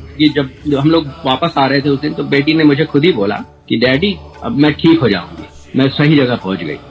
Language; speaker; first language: Hindi; native; Hindi